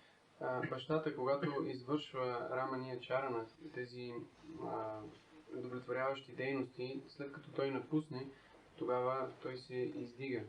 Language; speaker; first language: Bulgarian; native; Bulgarian